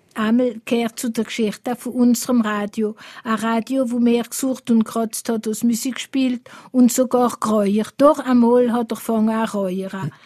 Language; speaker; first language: German; non-native, local second language; Swiss German